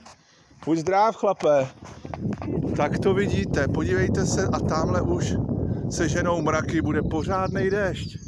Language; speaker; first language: Czech; native; Czech